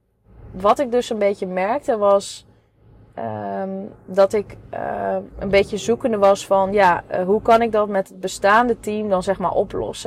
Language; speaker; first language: Dutch; native; Dutch